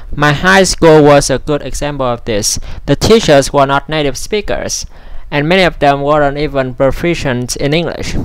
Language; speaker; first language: English; non-native, fluent; Vietnamese